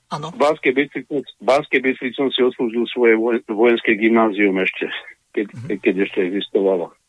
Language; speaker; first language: Slovak; non-native, fluent; Russian